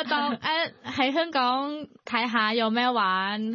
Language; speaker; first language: Cantonese; non-native, learner; Thai